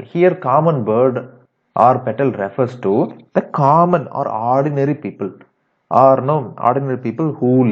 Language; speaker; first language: English; non-native, local second language; Tamil